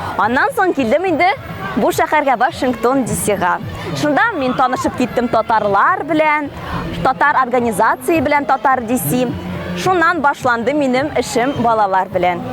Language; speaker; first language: Tatar; native; Tatar